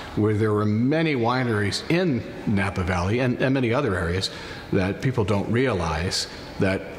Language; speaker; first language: English; native; English